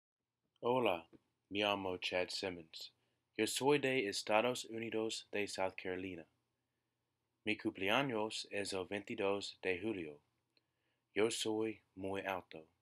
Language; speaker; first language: Spanish; non-native, learner; English